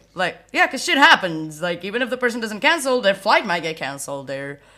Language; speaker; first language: English; non-native, fluent; Portuguese